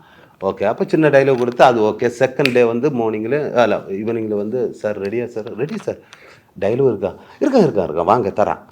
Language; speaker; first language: Tamil; non-native, learner; Malayalam